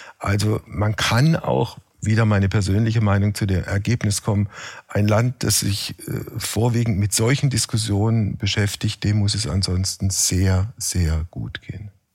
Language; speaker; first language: German; native; German